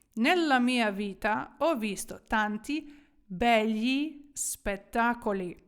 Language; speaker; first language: Italian; non-native, fluent; Ukrainian